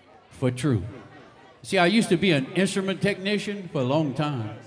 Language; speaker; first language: English; native; English